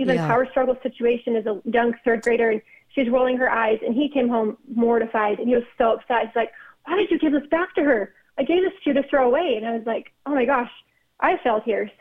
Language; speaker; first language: English; native; English